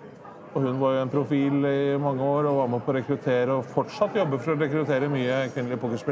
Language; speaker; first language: Norwegian; native; Norwegian